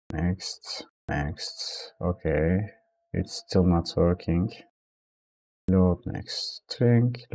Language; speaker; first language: English; non-native, fluent; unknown